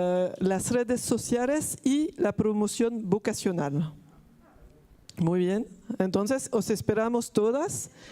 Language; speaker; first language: Spanish; non-native, fluent; Italian